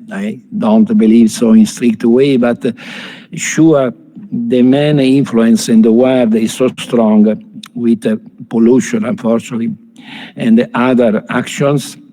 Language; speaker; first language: English; non-native, fluent; Italian